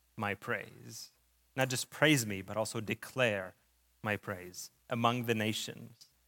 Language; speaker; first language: English; early bilingual, other home language; Arabic